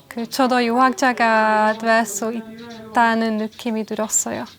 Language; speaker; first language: Korean; non-native, fluent; Hungarian